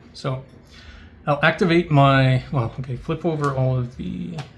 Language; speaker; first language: English; native; English